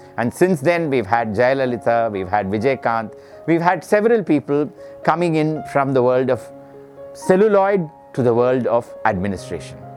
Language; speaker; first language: English; non-native, local second language; Tamil